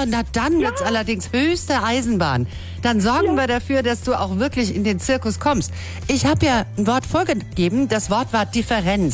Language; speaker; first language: German; native; German